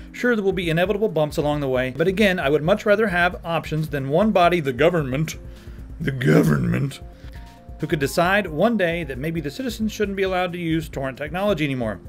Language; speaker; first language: English; native; English